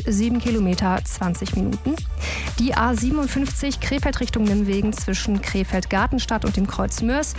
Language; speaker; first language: German; native; German